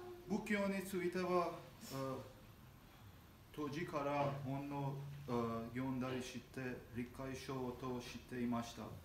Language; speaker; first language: Japanese; non-native, learner; Armenian